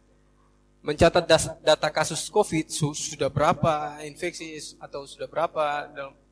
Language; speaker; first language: Indonesian; native; Indonesian